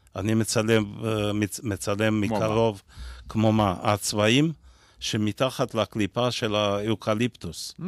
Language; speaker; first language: Hebrew; non-native, fluent; Romanian